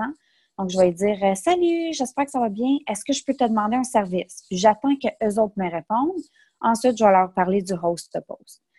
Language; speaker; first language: French; native; French